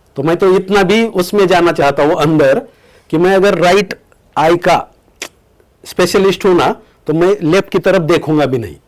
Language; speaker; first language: Hindi; non-native, local second language; Marathi